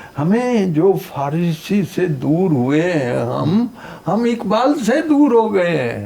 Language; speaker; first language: Urdu; non-native, local second language; Punjabi